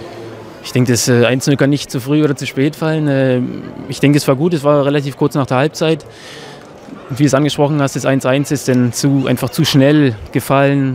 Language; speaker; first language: German; native; German